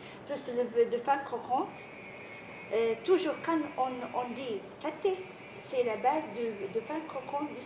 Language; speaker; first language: French; non-native, learner; Arabic